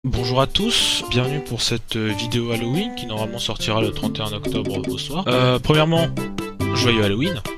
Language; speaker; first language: French; native; French